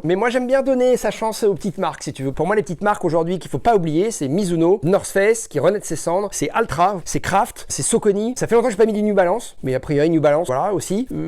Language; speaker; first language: French; native; French